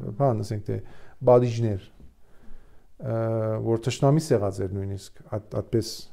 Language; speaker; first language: Armenian; early bilingual, heritage; Armenian